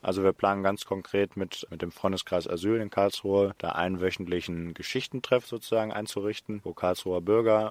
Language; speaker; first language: German; native; German